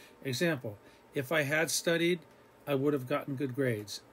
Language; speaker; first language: English; native; English